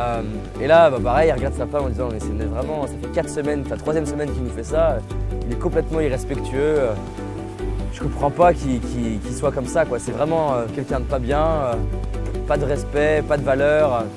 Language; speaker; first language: French; native; French